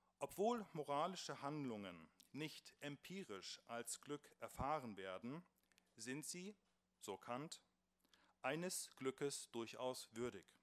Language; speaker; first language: German; native; German